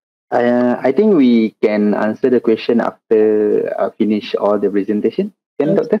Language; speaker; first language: English; non-native, local second language; Malay